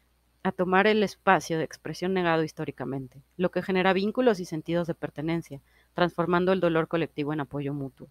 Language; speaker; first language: Spanish; native; Spanish